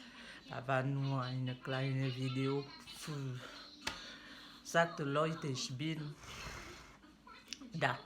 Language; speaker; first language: German; non-native, learner; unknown